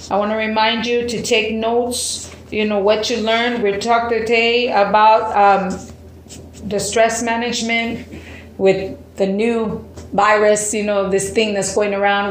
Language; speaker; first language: English; early bilingual, other home language; Spanish